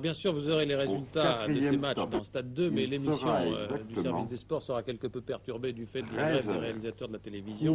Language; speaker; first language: French; native; French